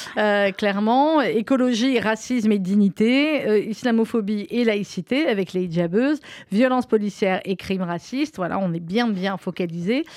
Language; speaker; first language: French; native; French